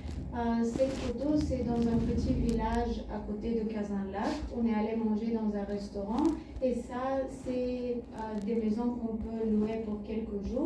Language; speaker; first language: French; non-native, learner; Bulgarian